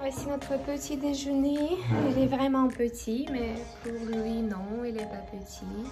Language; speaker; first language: French; non-native, fluent; Russian